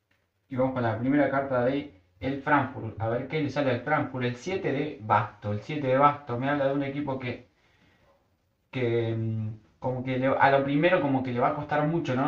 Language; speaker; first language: Spanish; native; Spanish